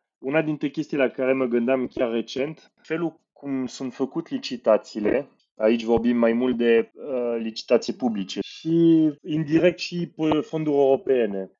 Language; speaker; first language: Romanian; non-native, fluent; French